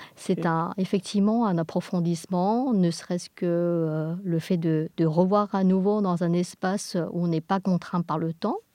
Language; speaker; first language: French; non-native, fluent; English